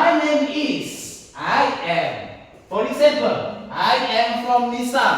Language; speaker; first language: English; non-native, learner; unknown